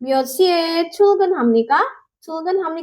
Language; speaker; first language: Korean; non-native, learner; Indonesian